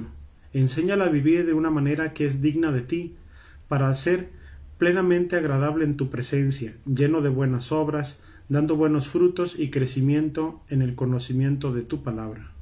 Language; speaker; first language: Spanish; native; Spanish